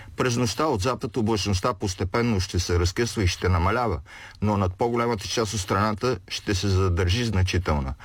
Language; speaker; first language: Bulgarian; native; Bulgarian